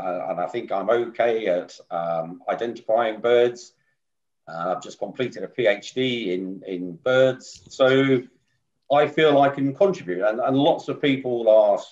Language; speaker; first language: English; native; English